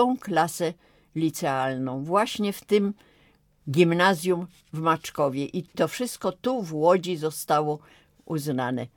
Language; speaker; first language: Polish; native; Polish